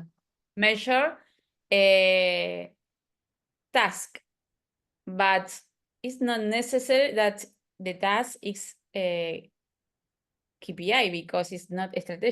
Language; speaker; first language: English; non-native, learner; Spanish